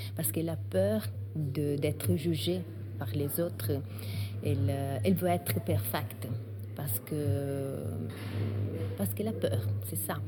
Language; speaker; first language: French; non-native, fluent; Italian